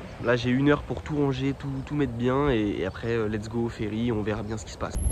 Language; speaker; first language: French; native; French